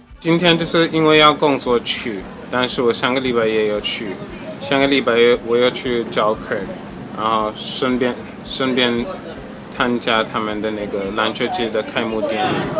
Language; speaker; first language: Chinese; non-native, fluent; English